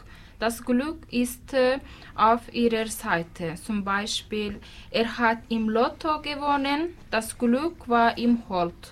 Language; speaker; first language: German; non-native, learner; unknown